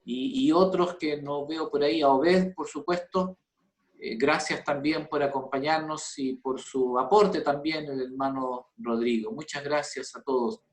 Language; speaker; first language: Spanish; native; Spanish